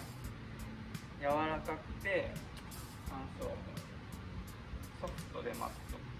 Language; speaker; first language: Japanese; native; Japanese